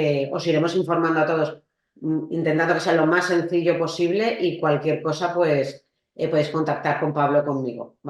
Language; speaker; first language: Spanish; native; Spanish